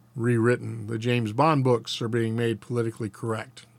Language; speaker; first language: English; native; English